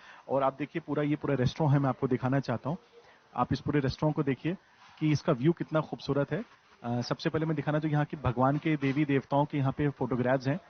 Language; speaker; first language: Hindi; native; Hindi